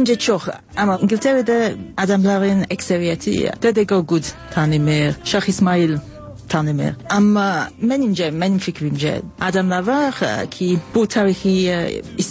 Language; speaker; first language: Azerbaijani; non-native, learner; English